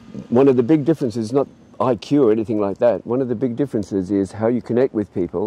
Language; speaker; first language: English; native; English